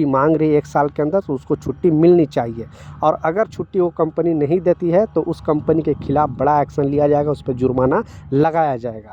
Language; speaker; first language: Hindi; native; Hindi